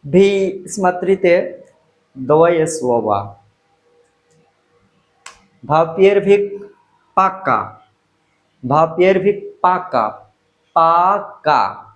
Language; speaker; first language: Russian; non-native, learner; Bangla